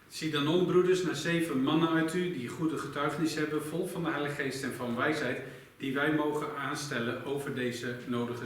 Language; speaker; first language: Dutch; native; Dutch